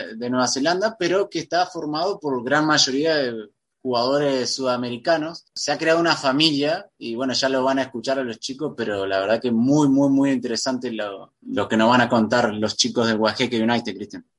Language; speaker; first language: Spanish; native; Spanish